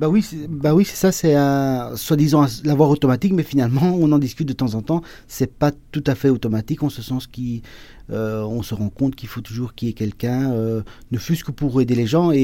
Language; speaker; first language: French; early bilingual, other home language; Spanish